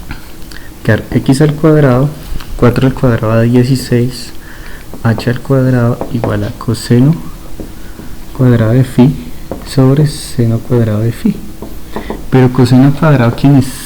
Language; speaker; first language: Spanish; native; Spanish